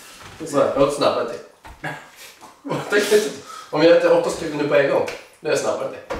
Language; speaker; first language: Swedish; native; Swedish